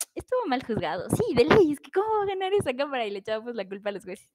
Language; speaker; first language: Spanish; native; Spanish